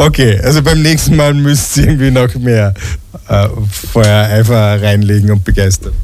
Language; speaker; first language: German; native; German